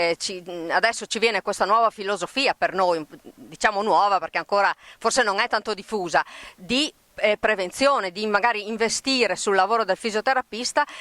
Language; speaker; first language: Italian; native; Italian